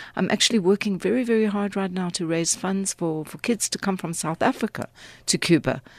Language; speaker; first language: English; native; English